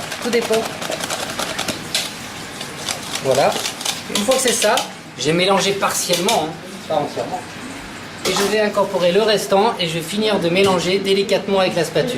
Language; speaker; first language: French; native; French